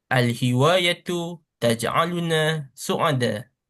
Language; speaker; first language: Arabic; non-native, learner; Malay